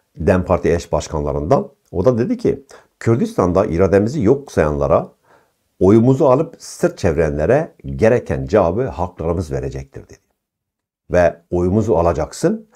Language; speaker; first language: Turkish; non-native, local second language; Kurdish